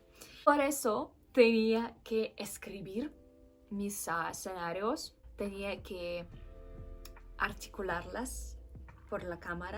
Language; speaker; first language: Spanish; non-native, fluent; Russian